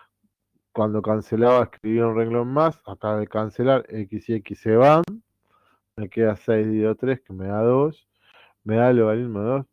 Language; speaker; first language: Spanish; native; Spanish